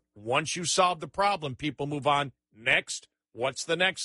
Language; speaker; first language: English; native; English